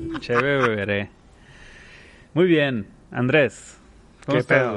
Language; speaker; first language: Spanish; native; Spanish